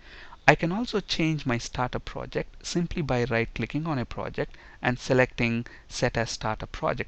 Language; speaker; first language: English; non-native, local second language; Telugu